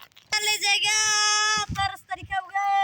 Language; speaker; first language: Hindi; non-native, local second language; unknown